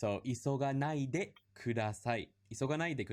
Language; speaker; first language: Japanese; non-native, fluent; English